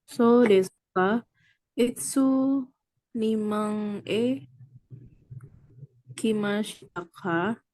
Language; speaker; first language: Japanese; non-native, learner; Indonesian